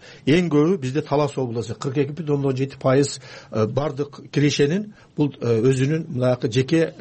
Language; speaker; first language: Kyrgyz; native; Kyrgyz